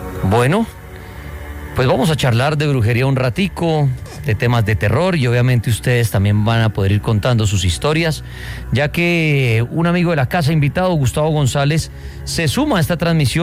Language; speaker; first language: Spanish; native; Spanish